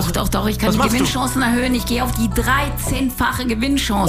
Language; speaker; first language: German; native; German